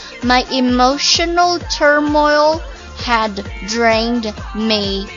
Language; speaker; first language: English; non-native, fluent; Chinese